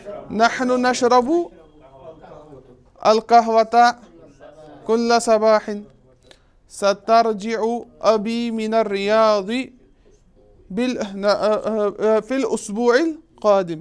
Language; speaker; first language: Arabic; non-native, fluent; Urdu